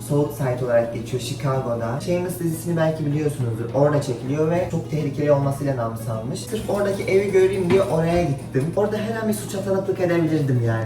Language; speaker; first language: Turkish; native; Turkish